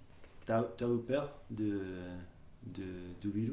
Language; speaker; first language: French; non-native, fluent; Spanish